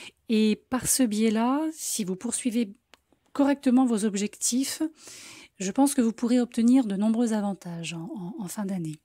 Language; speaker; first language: French; native; French